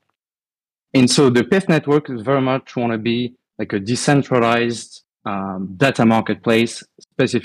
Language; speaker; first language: English; non-native, fluent; French